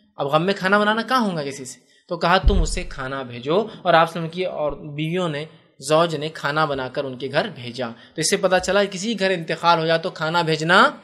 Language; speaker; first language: Urdu; non-native, local second language; Bangla